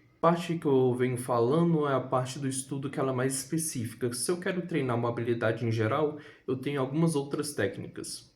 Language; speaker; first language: Portuguese; native; Portuguese